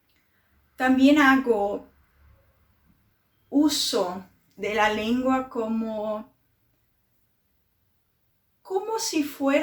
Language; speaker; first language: Spanish; non-native, fluent; Portuguese